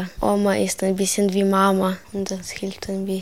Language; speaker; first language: German; non-native, learner; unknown